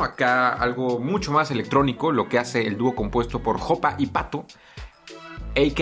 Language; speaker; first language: Spanish; native; Spanish